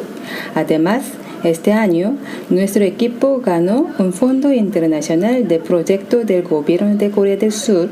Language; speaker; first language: Spanish; non-native, fluent; Korean